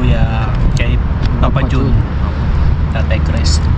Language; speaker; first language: Filipino; native; Filipino